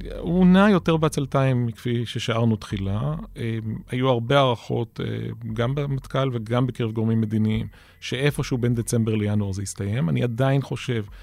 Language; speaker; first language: Hebrew; native; Hebrew